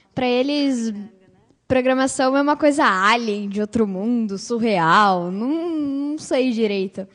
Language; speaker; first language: Portuguese; native; Portuguese